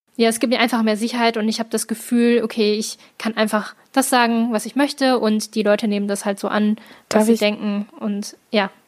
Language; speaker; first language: German; early bilingual, other home language; Chinese